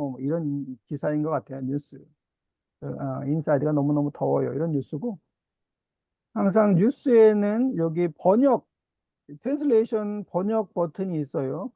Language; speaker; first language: Korean; native; Korean